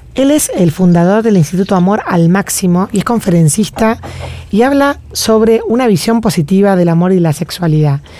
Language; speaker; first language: Spanish; native; Spanish